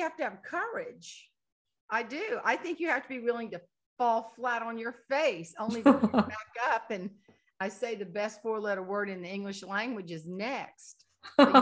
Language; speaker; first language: English; native; English